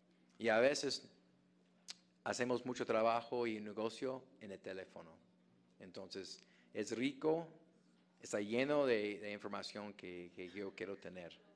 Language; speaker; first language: Spanish; non-native, fluent; English